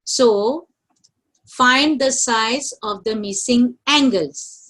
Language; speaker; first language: English; non-native, local second language; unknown